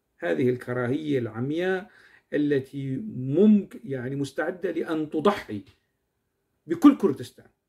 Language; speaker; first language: Arabic; non-native, local second language; Kurdish